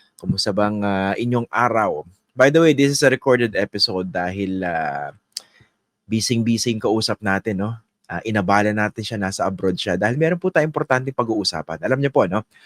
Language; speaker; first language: Filipino; native; Filipino